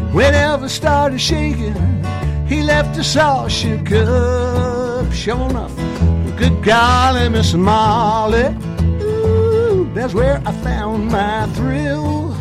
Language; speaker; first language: English; native; English